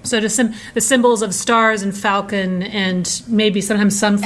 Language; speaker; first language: English; native; English